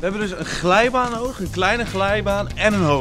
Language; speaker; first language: Dutch; native; Dutch